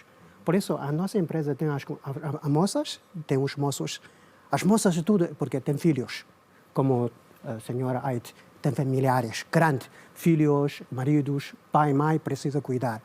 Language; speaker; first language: Portuguese; non-native, learner; Chinese